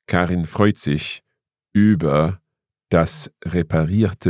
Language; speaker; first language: German; non-native, learner; English